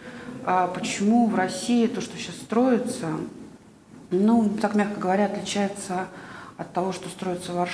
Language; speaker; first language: Russian; native; Russian